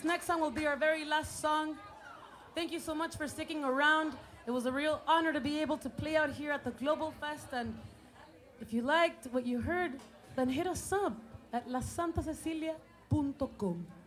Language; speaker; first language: English; early bilingual, other home language; Spanish